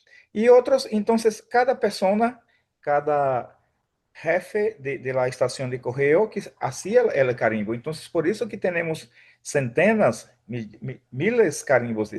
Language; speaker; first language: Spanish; non-native, fluent; Portuguese